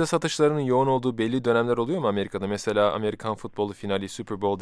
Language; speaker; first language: Turkish; native; Turkish